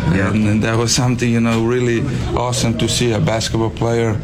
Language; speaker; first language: English; non-native, fluent; Slovenian